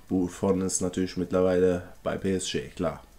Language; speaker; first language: German; native; German